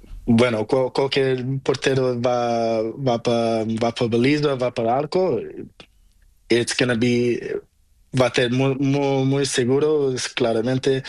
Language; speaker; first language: Spanish; non-native, learner; Portuguese